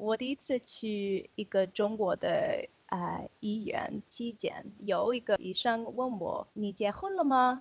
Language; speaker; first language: Chinese; non-native, learner; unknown